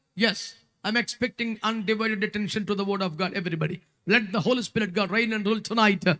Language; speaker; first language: English; non-native, local second language; Telugu